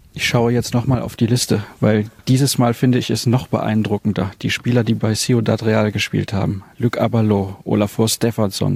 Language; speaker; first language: German; native; German